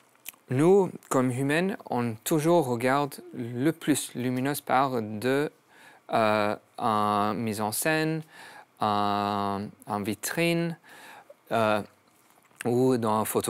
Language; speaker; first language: French; non-native, learner; English